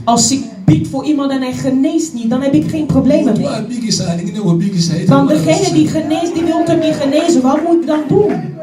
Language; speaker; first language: Dutch; non-native, fluent; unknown